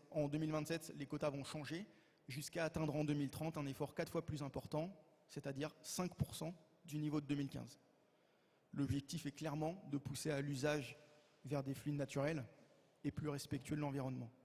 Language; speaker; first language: French; native; French